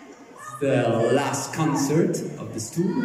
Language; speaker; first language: English; non-native, learner; Italian